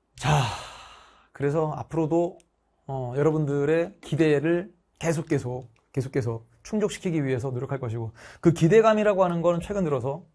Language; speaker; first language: Korean; native; Korean